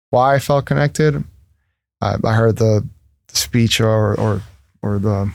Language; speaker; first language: English; non-native, fluent; Spanish